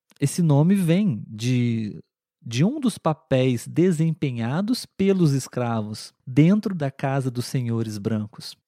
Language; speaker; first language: Portuguese; native; Portuguese